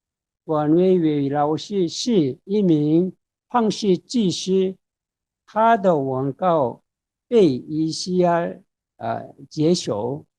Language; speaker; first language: Chinese; non-native, fluent; Korean